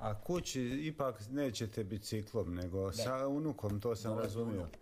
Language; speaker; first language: Serbian; native; Serbian